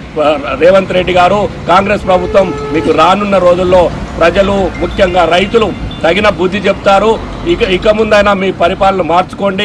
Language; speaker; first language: Telugu; native; Telugu